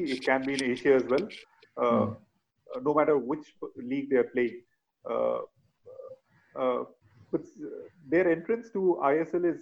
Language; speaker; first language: English; non-native, local second language; Bangla